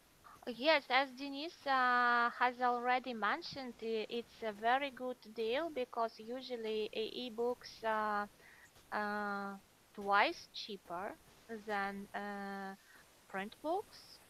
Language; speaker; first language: English; non-native, fluent; Russian